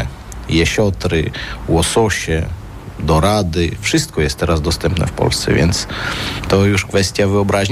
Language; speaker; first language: Polish; non-native, fluent; Armenian